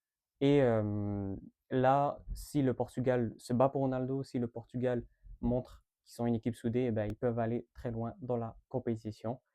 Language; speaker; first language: French; native; French